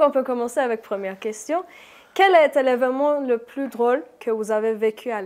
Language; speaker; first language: French; non-native, learner; Turkish